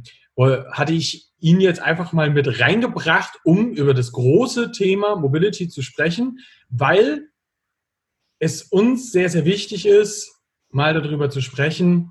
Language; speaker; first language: German; native; German